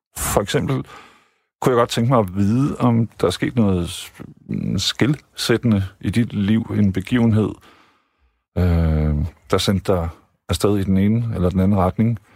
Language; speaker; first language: Danish; native; Danish